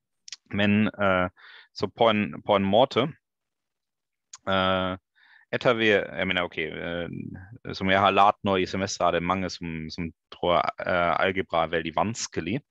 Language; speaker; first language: Norwegian; non-native, fluent; German